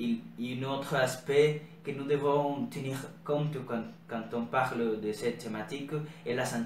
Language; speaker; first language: French; non-native, learner; Spanish